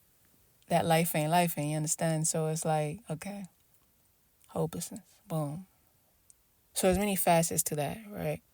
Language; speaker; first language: English; native; English